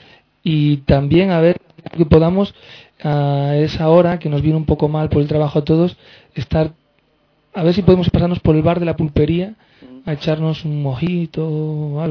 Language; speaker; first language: Spanish; native; Spanish